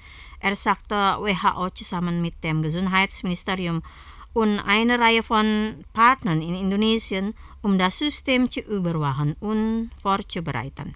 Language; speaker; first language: German; non-native, fluent; Indonesian